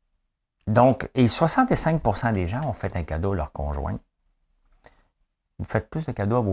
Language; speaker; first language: French; native; French